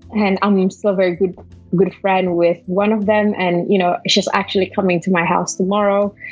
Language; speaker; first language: English; non-native, fluent; Malay